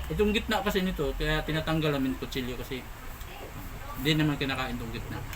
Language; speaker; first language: Filipino; non-native, local second language; Cebuano